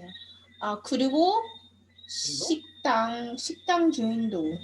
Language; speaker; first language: Korean; non-native, learner; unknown